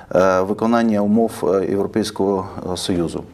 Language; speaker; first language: Ukrainian; native; Ukrainian